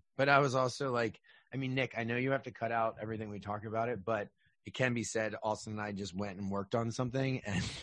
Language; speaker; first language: English; native; English